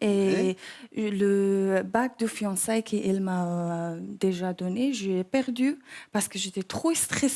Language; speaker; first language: French; non-native, learner; English